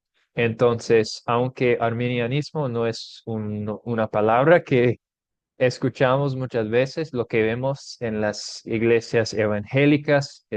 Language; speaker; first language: Spanish; non-native, fluent; English